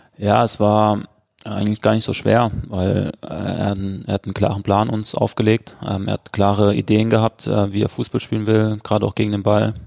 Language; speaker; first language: German; native; German